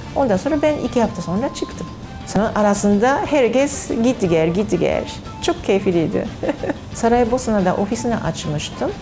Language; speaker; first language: Turkish; non-native, learner; Japanese